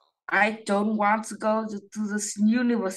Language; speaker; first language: English; non-native, learner; Vietnamese